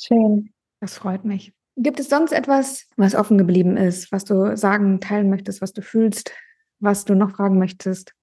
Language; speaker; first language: German; native; German